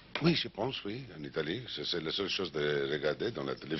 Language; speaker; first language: French; non-native, learner; Spanish